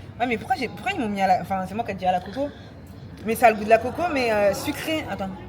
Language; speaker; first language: French; native; French